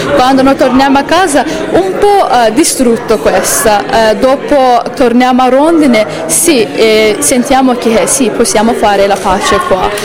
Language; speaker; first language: Italian; non-native, learner; Azerbaijani